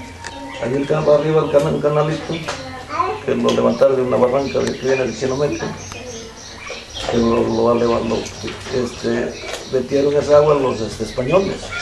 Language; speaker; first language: Spanish; native; Spanish